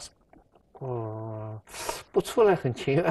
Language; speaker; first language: Chinese; native; Chinese